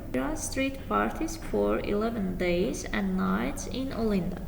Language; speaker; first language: English; non-native, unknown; Azerbaijani